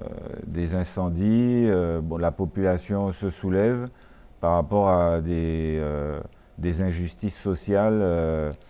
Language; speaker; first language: French; native; French